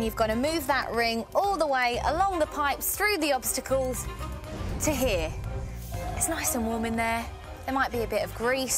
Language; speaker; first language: English; native; English